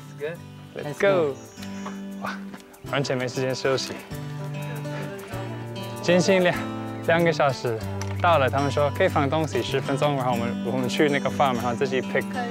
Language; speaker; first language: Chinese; early bilingual, heritage; Chinese